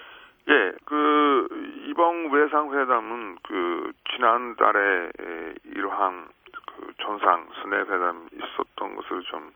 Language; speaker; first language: Korean; non-native, fluent; Japanese